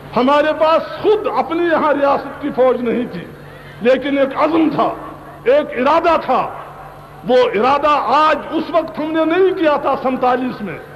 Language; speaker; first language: Urdu; non-native, local second language; Kashmiri